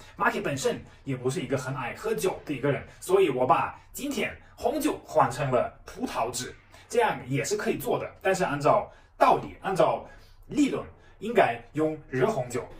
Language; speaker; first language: Chinese; non-native, fluent; German